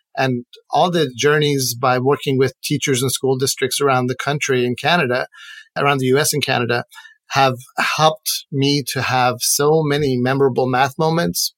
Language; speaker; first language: English; non-native, fluent; Persian